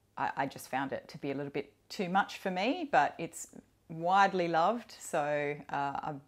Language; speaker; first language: English; native; English